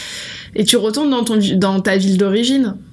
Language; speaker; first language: French; native; French